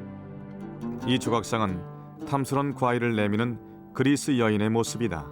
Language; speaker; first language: Korean; native; Korean